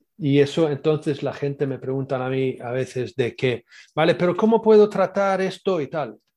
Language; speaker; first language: Spanish; native; Spanish